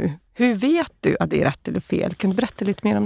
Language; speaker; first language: Swedish; non-native, fluent; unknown